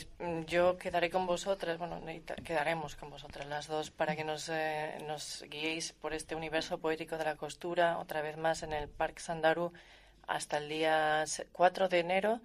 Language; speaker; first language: Spanish; native; Spanish